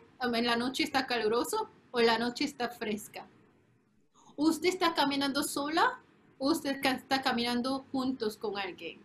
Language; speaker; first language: Spanish; non-native, fluent; Korean